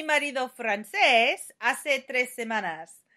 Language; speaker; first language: Spanish; non-native, fluent; English